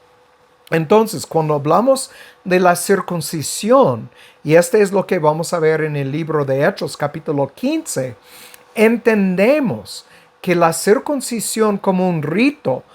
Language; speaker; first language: Spanish; non-native, fluent; English